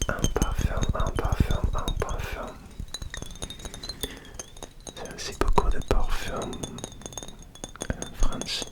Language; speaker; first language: French; non-native, learner; Russian